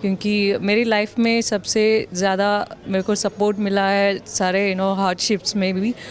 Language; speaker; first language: Hindi; non-native, local second language; Tamil